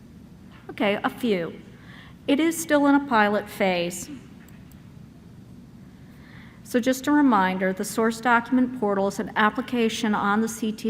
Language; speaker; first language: English; native; English